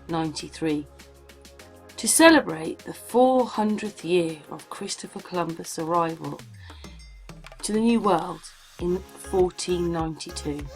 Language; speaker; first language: English; native; English